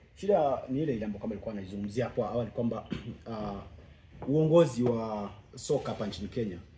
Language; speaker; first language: Swahili; native; Swahili